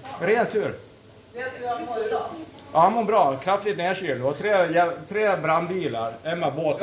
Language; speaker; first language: Swedish; native; Swedish